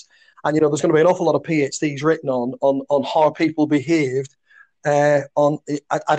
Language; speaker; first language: English; native; English